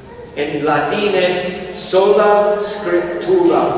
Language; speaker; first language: Spanish; non-native, fluent; English